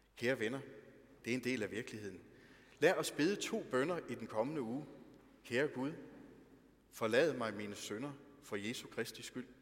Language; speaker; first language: Danish; native; Danish